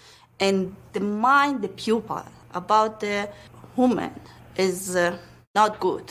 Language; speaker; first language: English; non-native, learner; Pashto